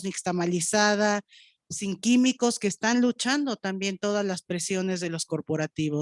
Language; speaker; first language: Spanish; native; Spanish